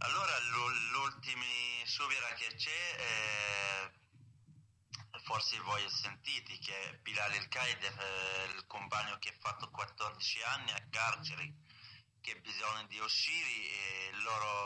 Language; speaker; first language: Italian; non-native, learner; Arabic